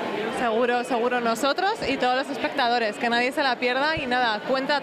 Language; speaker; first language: Spanish; native; Spanish